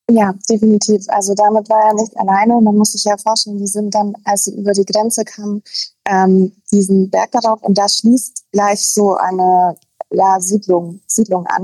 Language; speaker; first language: German; native; German